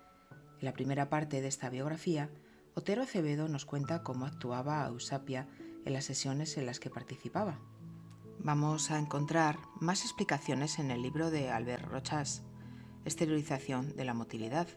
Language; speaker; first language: Spanish; native; Spanish